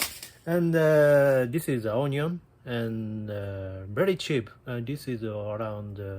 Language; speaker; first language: English; non-native, learner; Japanese